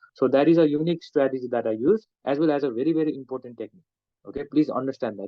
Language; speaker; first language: English; non-native, local second language; Nepali